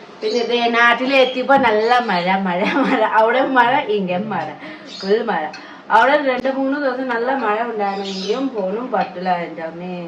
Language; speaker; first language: Malayalam; non-native, learner; Nepali